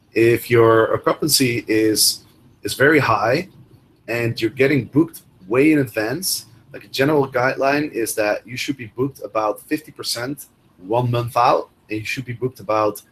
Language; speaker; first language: English; non-native, fluent; Dutch